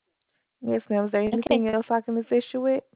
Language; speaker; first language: English; native; English